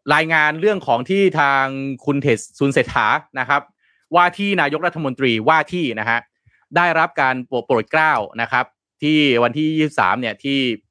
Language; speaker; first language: Thai; non-native, local second language; Lao